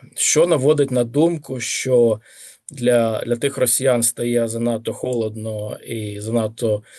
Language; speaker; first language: Ukrainian; native; Ukrainian